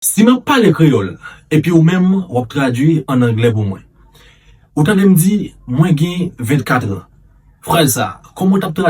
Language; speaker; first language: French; non-native, local second language; Haitian Creole